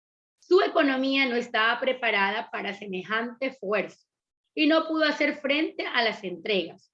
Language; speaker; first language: Spanish; native; Spanish